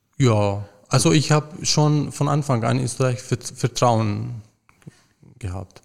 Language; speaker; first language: German; non-native, fluent; Arabic